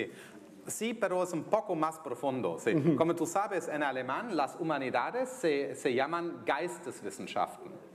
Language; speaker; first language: Spanish; non-native, fluent; German